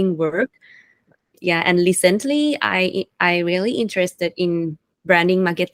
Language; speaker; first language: English; non-native, fluent; Thai